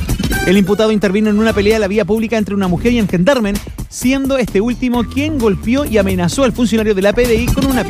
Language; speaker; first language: Spanish; native; Spanish